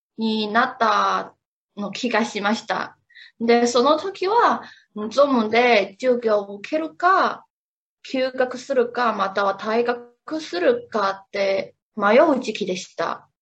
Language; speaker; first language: Japanese; non-native, fluent; Chinese